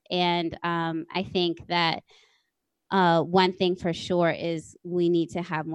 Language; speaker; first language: English; native; English